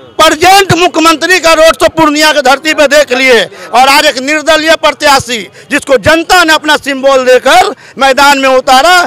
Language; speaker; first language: Hindi; native; Hindi